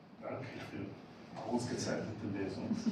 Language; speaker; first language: German; non-native, learner; Slovenian